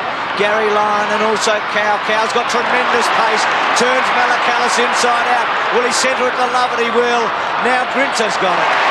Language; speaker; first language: English; native; English